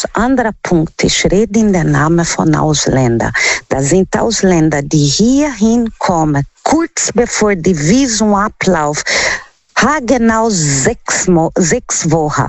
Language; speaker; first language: German; non-native, learner; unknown